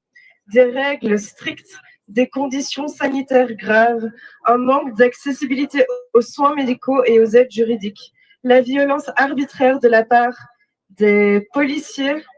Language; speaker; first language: French; native; French